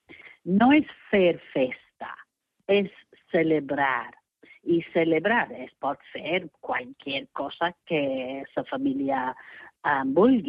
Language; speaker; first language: Catalan; non-native, fluent; English